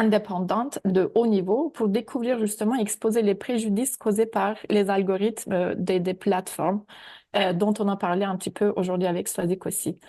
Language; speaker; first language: French; native; French